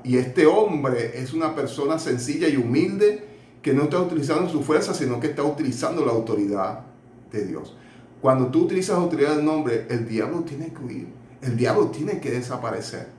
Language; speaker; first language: Spanish; native; Spanish